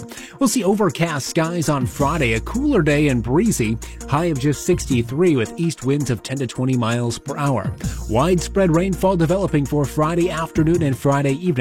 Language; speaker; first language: English; native; English